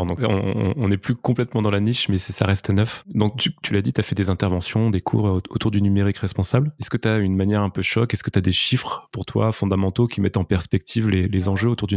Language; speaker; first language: French; native; French